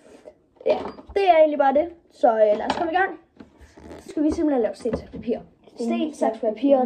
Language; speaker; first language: Danish; native; Danish